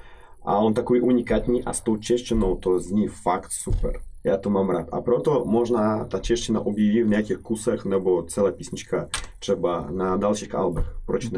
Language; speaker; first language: Czech; non-native, learner; Russian